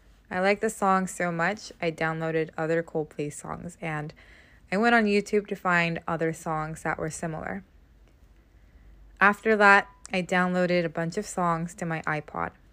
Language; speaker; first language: English; native; English